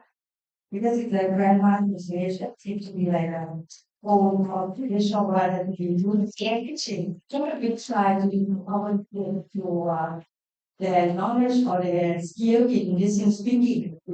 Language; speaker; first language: English; non-native, learner; Thai